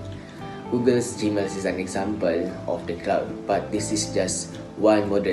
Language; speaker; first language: English; non-native, local second language; Malay